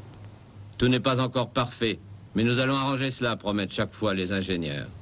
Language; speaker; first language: French; native; French